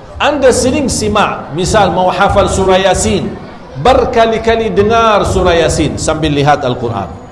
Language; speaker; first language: Malay; non-native, fluent; Arabic